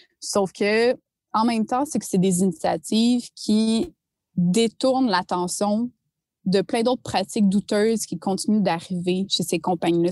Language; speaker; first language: French; native; French